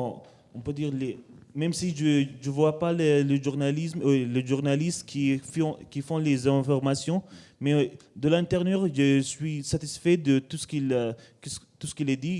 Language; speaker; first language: French; non-native, learner; Arabic